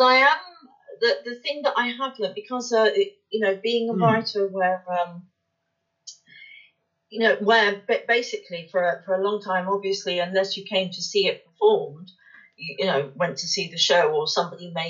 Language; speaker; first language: English; native; English